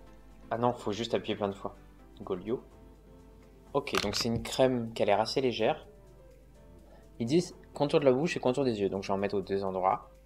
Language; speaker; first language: French; native; French